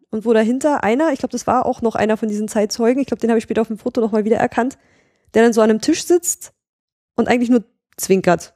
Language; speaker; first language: German; native; German